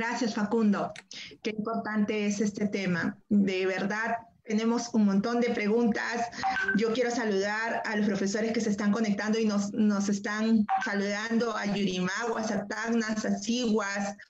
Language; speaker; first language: Spanish; native; Spanish